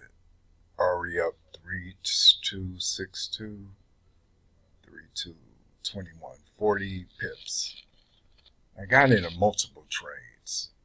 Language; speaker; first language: English; native; English